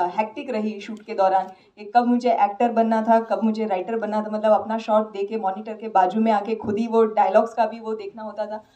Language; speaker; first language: Hindi; non-native, local second language; Gujarati